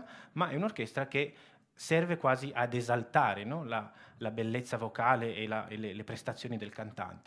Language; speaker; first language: Italian; native; Italian